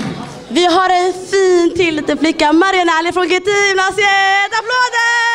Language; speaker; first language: Swedish; early bilingual, other home language; Somali